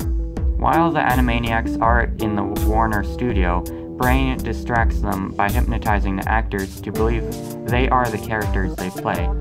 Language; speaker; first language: English; native; English